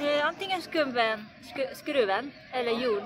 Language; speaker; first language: Swedish; non-native, learner; Japanese